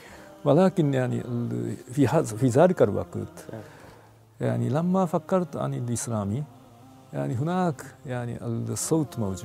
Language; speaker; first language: Arabic; non-native, fluent; Japanese